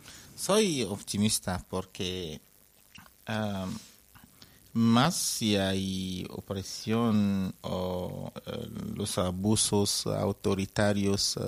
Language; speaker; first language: Spanish; non-native, fluent; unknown